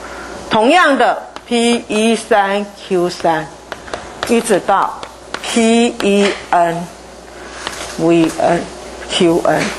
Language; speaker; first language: Chinese; native; Chinese